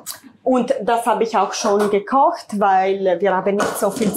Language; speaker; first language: German; non-native, learner; Italian